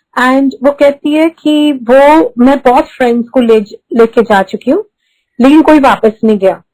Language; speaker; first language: Hindi; early bilingual, heritage; Hindi